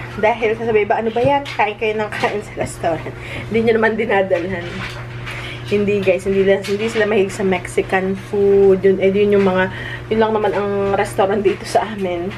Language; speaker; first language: Filipino; native; Filipino